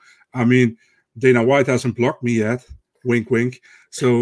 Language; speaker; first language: English; non-native, fluent; Dutch